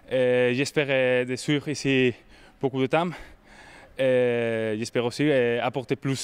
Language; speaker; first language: French; non-native, learner; Spanish